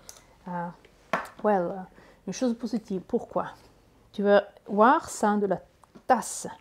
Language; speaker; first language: French; non-native, learner; Italian